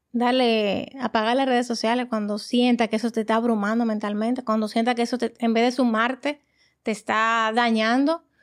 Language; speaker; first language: Spanish; native; Spanish